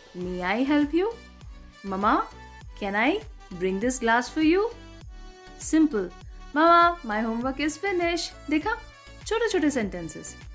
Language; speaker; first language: Hindi; native; Hindi